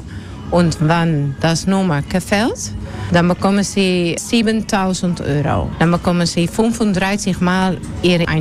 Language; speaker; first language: German; non-native, learner; Dutch